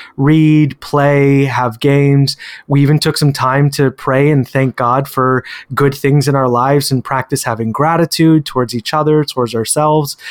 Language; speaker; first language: English; native; English